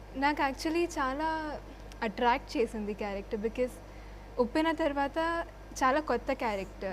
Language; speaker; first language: Telugu; non-native, fluent; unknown